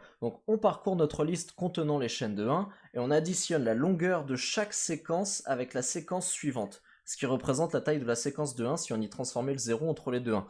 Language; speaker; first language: French; native; French